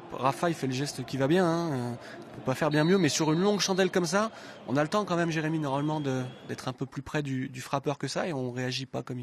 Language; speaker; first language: French; native; French